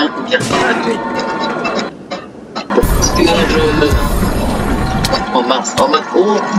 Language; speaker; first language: French; native; French